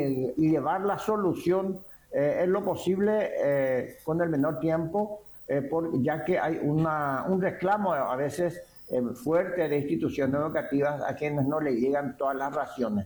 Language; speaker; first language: Spanish; native; Spanish